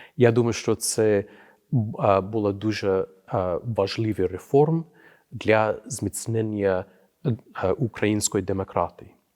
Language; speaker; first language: Ukrainian; non-native, fluent; English